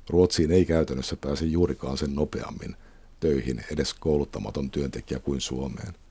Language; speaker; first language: Finnish; native; Finnish